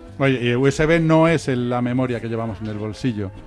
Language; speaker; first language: Spanish; native; Spanish